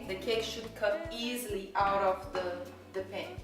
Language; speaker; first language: English; non-native, fluent; Portuguese